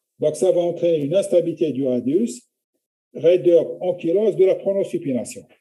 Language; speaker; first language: French; non-native, local second language; Arabic